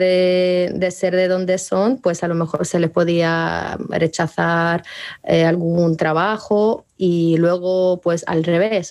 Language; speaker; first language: Spanish; early bilingual, other home language; Ukrainian